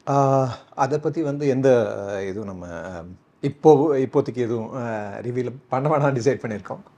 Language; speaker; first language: Tamil; non-native, local second language; Kannada